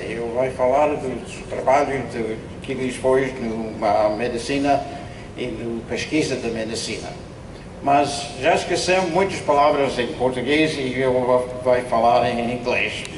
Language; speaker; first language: Portuguese; non-native, local second language; English